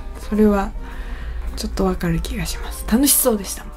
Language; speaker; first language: Japanese; native; Japanese